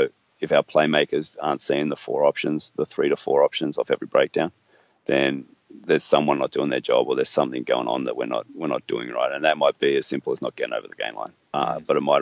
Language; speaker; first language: English; native; English